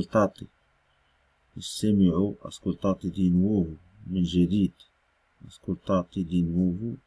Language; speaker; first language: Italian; non-native, fluent; Arabic